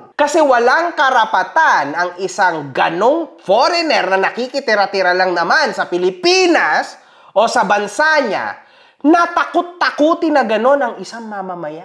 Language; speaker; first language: Filipino; native; Filipino